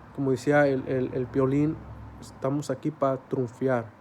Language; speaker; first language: Spanish; early bilingual, other home language; English